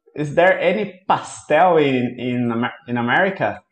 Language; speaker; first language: English; non-native, fluent; Portuguese